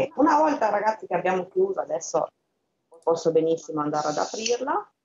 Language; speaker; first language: Italian; early bilingual, other home language; Albanian